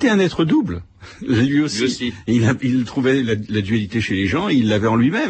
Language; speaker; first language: French; native; French